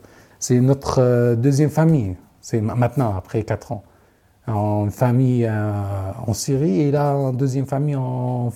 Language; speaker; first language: French; non-native, learner; Arabic